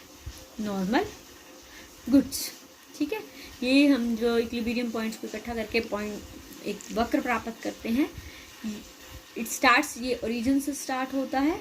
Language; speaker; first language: Hindi; native; Hindi